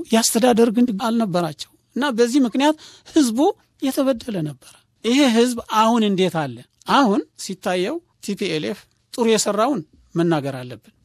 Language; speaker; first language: Amharic; non-native, local second language; Tigrinya